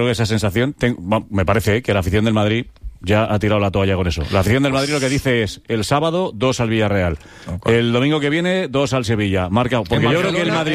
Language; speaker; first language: Spanish; native; Spanish